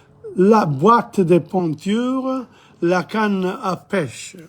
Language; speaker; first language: French; non-native, fluent; English